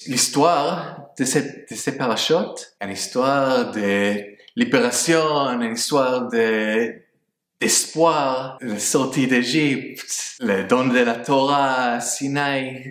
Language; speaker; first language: French; non-native, fluent; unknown